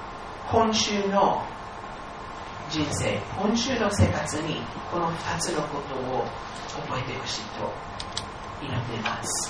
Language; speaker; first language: Japanese; non-native, fluent; English